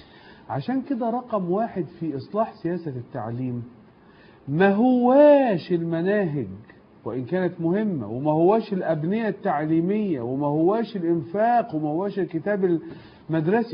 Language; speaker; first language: Arabic; native; Arabic